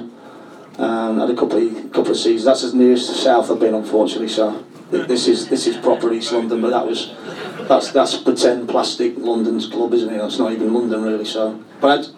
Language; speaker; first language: English; native; English